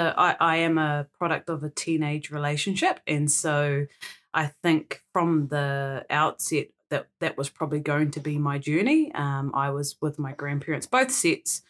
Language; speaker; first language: English; native; English